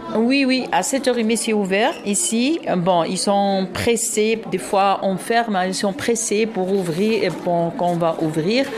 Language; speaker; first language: French; non-native, local second language; Arabic